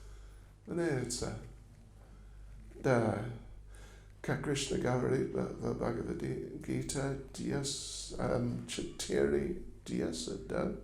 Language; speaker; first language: Russian; non-native, learner; English